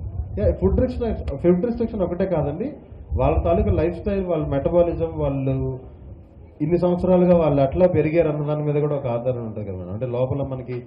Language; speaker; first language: Telugu; native; Telugu